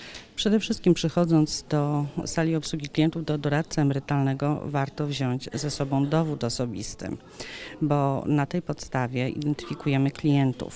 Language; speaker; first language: Polish; native; Polish